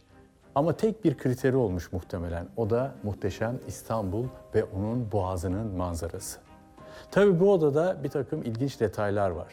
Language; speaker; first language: Turkish; native; Turkish